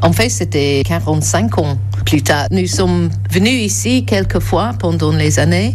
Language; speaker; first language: French; non-native, learner; English